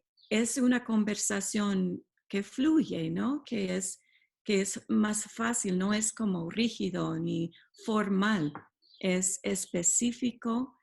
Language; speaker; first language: Spanish; non-native, fluent; English